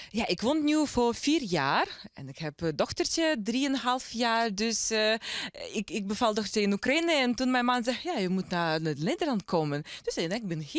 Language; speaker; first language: Dutch; non-native, learner; Ukrainian